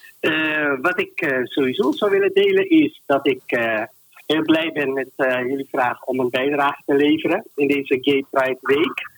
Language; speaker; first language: Dutch; native; Dutch